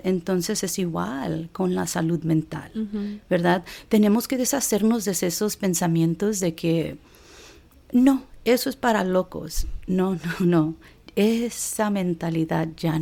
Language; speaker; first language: Spanish; early bilingual, heritage; Spanish